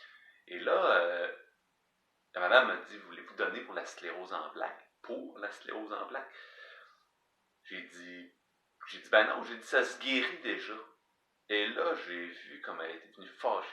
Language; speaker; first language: French; native; French